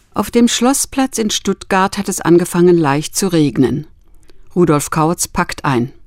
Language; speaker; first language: German; native; German